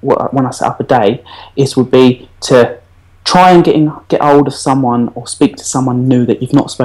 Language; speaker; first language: English; native; English